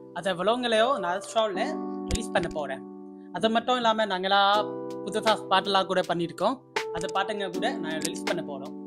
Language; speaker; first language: Tamil; early bilingual, heritage; Tamil